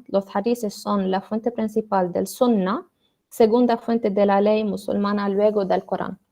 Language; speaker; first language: Spanish; non-native, learner; Arabic